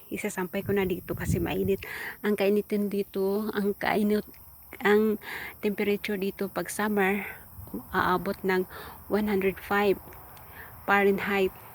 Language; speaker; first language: Filipino; non-native, local second language; Cebuano